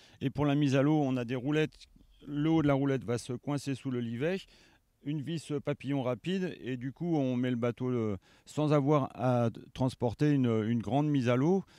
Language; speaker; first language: French; native; French